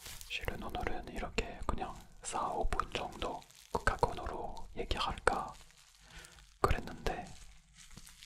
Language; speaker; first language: Korean; non-native, fluent; French